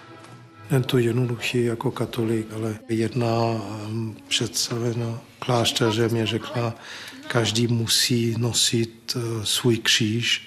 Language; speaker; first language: Czech; early bilingual, heritage; Czech